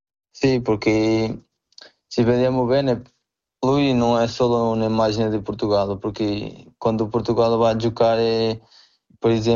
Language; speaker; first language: Italian; non-native, learner; Portuguese